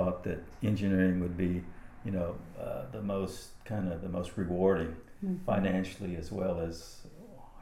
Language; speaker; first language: English; native; English